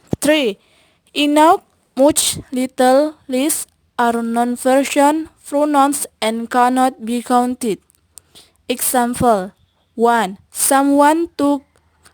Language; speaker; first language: English; non-native, learner; Indonesian